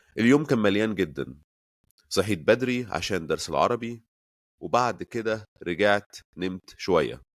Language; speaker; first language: Egyptian Arabic; native; Egyptian Arabic